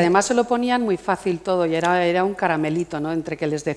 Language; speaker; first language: Spanish; native; Spanish